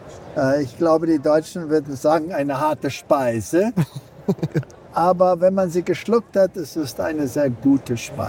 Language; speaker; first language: German; early bilingual, heritage; German